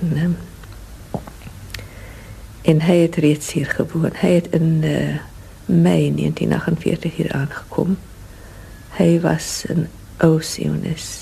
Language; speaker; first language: Dutch; non-native, learner; English